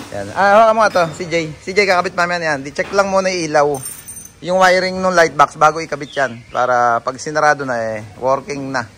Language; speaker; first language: Filipino; native; Filipino